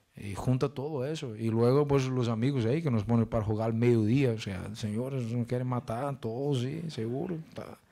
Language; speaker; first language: Spanish; non-native, fluent; Portuguese